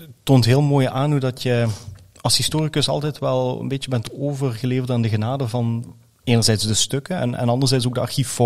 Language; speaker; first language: Dutch; native; Dutch